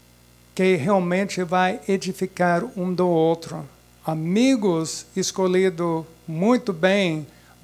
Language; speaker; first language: Portuguese; non-native, fluent; English